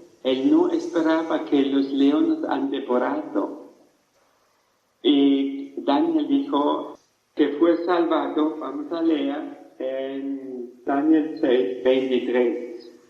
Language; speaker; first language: Spanish; non-native, fluent; German